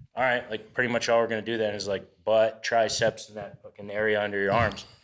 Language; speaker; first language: English; native; English